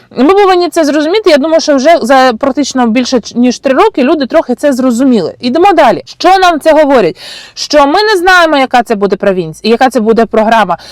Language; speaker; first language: Ukrainian; non-native, local second language; Russian